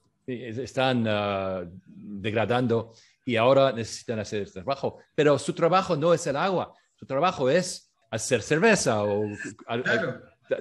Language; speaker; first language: Spanish; non-native, fluent; French